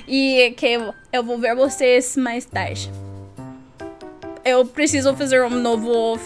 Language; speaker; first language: Portuguese; non-native, learner; English